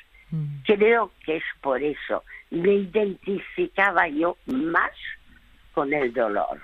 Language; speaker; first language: Spanish; early bilingual, other home language; French